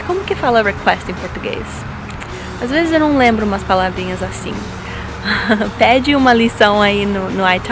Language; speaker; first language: Portuguese; early bilingual, heritage; Portuguese